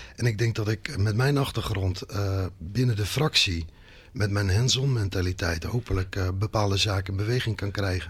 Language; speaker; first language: Dutch; native; Dutch